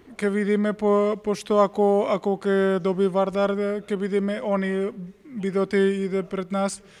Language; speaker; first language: Macedonian; non-native, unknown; Spanish